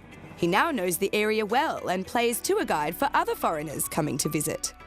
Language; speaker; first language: English; native; English